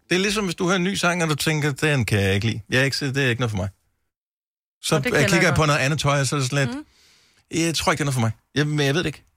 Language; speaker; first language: Danish; native; Danish